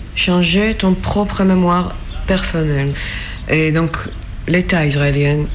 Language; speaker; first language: French; non-native, fluent; Hebrew